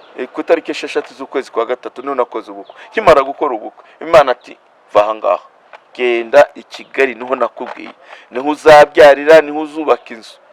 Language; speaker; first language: Kinyarwanda; non-native, local second language; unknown